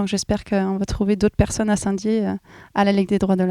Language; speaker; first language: French; non-native, fluent; German